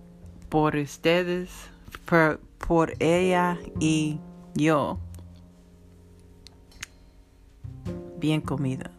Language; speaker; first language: Spanish; non-native, learner; English